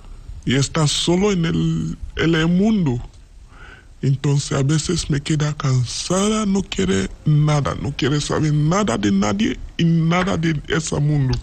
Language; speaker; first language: Spanish; non-native, learner; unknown